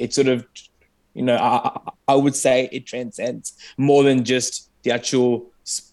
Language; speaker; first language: English; non-native, local second language; Arabic